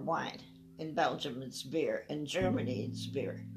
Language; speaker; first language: English; non-native, fluent; French